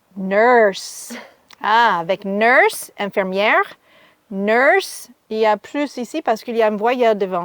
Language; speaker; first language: French; non-native, fluent; English